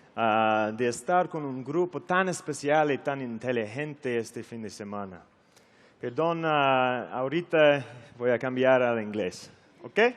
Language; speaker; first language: Spanish; non-native, learner; English